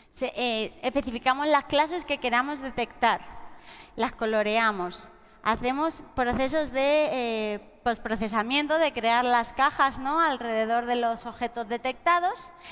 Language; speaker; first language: Spanish; native; Spanish